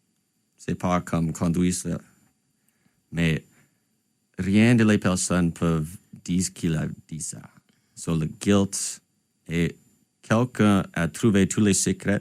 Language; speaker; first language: French; non-native, local second language; English